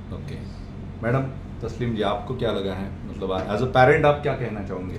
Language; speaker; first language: Hindi; non-native, local second language; Marathi